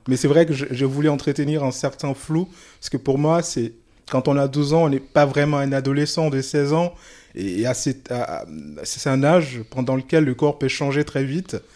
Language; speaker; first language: French; non-native, local second language; Soninke